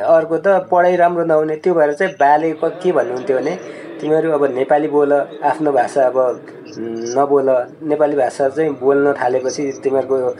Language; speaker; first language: Nepali; non-native, local second language; Limbu